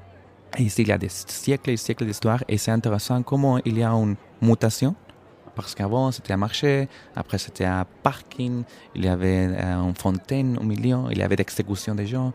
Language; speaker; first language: French; non-native, fluent; Spanish